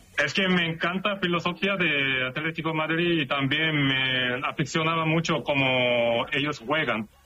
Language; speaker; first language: Spanish; non-native, learner; Korean